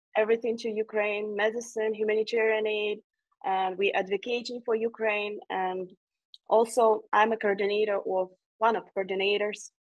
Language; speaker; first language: English; non-native, fluent; Ukrainian